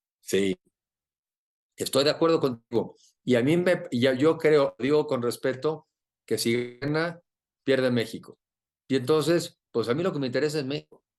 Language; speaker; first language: Spanish; native; Spanish